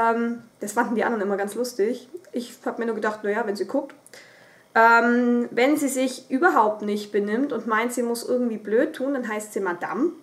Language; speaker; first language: German; native; German